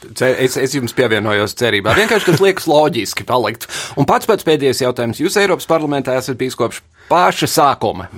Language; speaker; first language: Latvian; early bilingual, heritage; Latvian